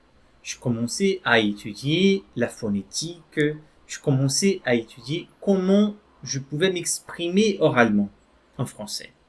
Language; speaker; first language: French; non-native, fluent; Portuguese